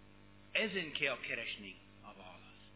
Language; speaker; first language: Hungarian; non-native, learner; English